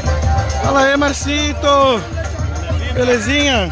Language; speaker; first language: Portuguese; native; Portuguese